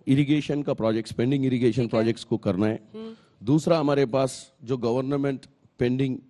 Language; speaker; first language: Hindi; non-native, local second language; Telugu